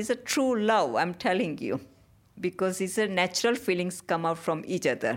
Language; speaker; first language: English; non-native, local second language; Gujarati